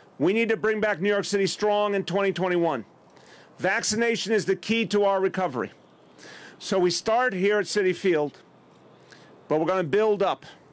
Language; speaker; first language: English; native; English